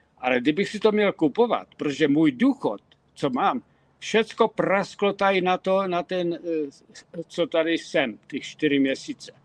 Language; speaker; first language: Czech; native; Czech